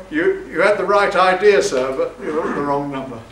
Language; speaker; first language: English; native; English